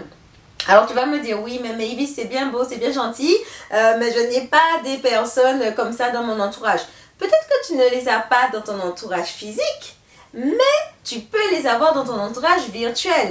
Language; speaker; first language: French; native; French